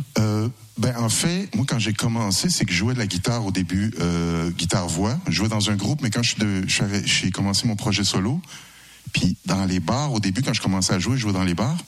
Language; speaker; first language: French; native; French